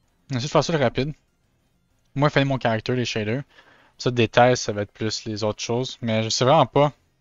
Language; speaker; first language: French; native; French